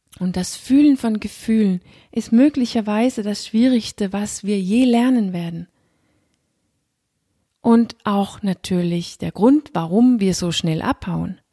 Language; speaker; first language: German; non-native, fluent; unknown